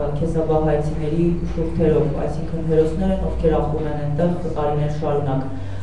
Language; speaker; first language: Armenian; native; Armenian